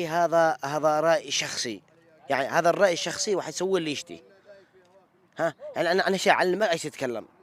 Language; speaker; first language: Arabic; native; Arabic